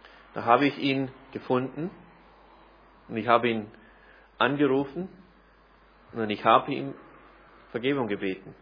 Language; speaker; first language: German; non-native, fluent; English